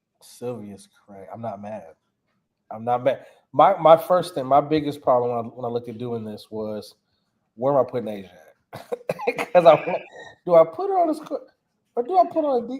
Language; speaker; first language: English; native; English